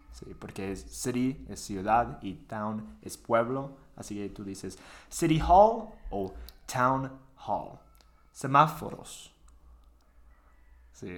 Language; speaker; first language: Spanish; non-native, fluent; English